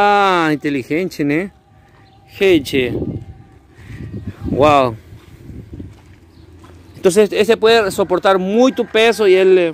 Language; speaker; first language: Portuguese; non-native, learner; Spanish